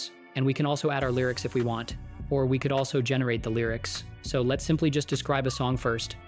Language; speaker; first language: English; native; English